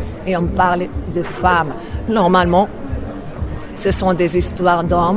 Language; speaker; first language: French; non-native, fluent; Spanish